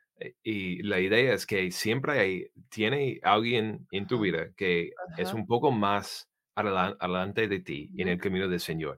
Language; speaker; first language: Spanish; non-native, fluent; English